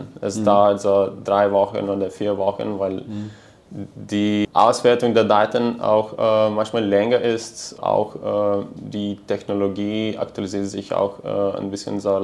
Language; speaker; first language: German; non-native, learner; Lithuanian